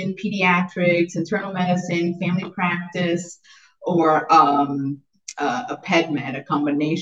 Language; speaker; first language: English; native; English